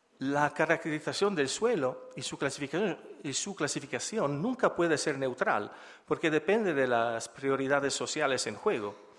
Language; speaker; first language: Spanish; non-native, fluent; Italian